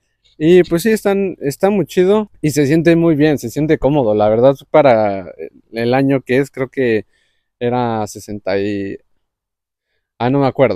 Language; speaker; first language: Spanish; native; Spanish